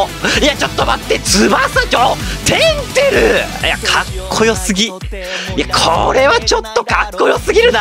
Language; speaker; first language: Japanese; native; Japanese